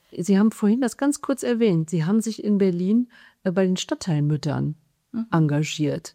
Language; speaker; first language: German; native; German